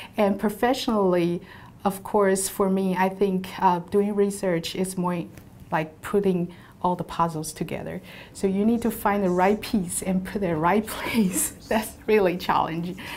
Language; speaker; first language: English; non-native, fluent; Chinese